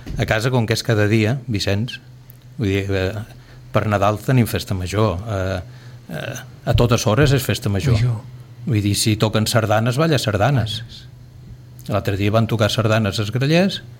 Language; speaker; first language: Catalan; native; Catalan